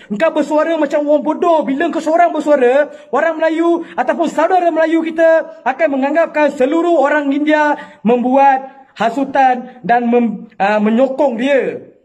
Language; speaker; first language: Malay; non-native, local second language; Tamil